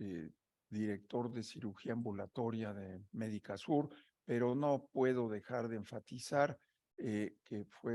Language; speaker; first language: Spanish; native; Spanish